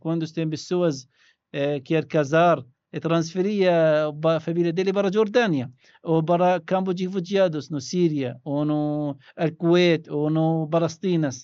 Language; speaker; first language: Portuguese; non-native, learner; Arabic